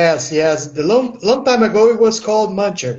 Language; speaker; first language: English; non-native, fluent; Portuguese